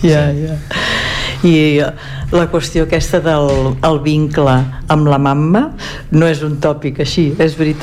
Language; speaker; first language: Catalan; native; Catalan